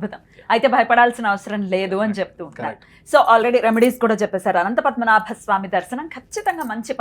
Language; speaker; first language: Telugu; native; Telugu